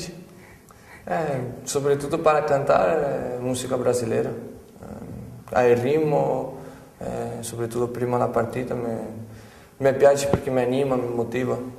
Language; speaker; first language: Italian; non-native, fluent; Portuguese